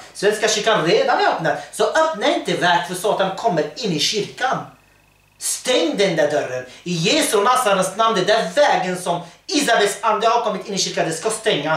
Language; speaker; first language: Swedish; early bilingual, other home language; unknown